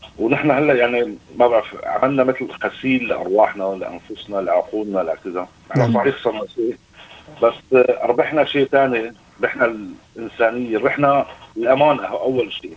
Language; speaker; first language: Arabic; native; Arabic